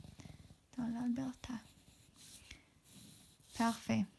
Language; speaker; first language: French; non-native, fluent; English